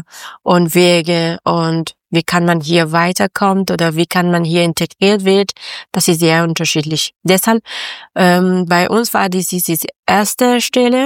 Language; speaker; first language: German; non-native, learner; Persian